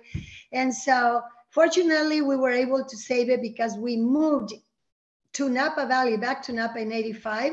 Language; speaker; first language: English; early bilingual, other home language; Spanish